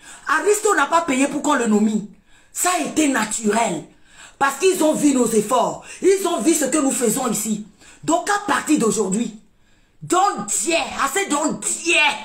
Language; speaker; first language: French; native; French